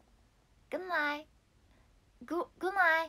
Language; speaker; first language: English; non-native, learner; Japanese